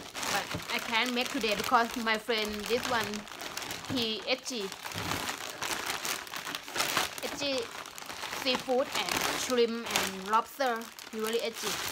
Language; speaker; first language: English; non-native, learner; Thai